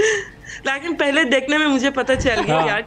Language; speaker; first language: Hindi; non-native, fluent; Turkish